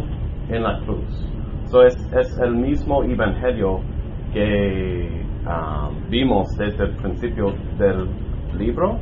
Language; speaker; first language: Spanish; non-native, learner; English